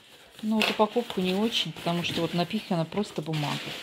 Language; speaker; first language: Russian; native; Russian